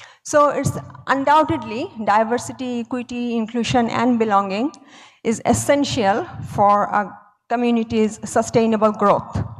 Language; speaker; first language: English; non-native, local second language; Bangla